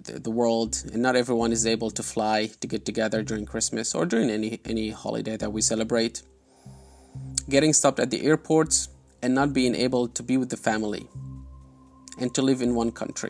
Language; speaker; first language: English; non-native, fluent; Arabic